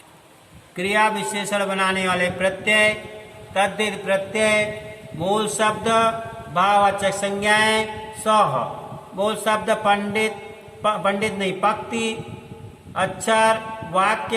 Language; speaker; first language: Hindi; native; Hindi